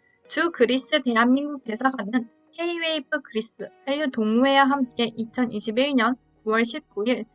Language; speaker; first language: Korean; native; Korean